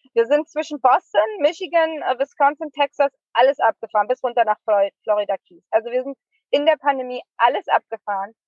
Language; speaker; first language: German; native; German